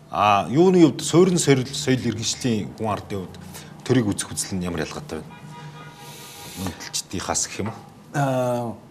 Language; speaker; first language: Mongolian; native; Mongolian